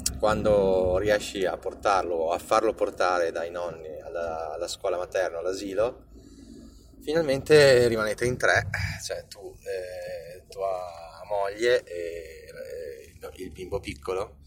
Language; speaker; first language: Italian; native; Italian